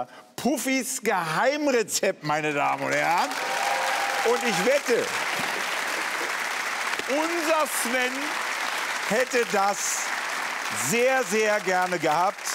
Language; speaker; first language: German; native; German